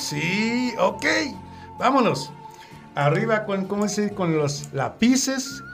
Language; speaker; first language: Spanish; non-native, fluent; French